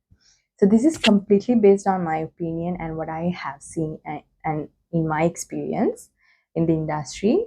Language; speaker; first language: English; non-native, local second language; Sinhala